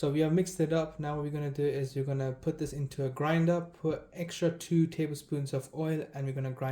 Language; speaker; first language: English; early bilingual, other home language; Tamil